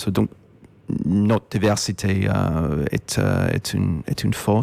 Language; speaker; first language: French; non-native, fluent; English